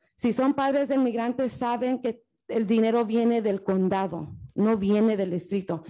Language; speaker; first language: Spanish; early bilingual, heritage; Spanish